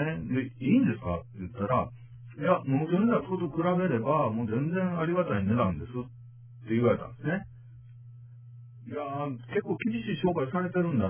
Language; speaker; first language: Japanese; native; Japanese